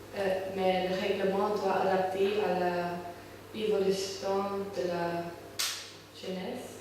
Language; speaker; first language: French; non-native, learner; Dutch